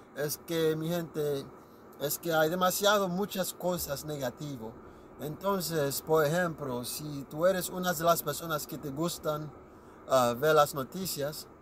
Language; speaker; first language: Spanish; non-native, fluent; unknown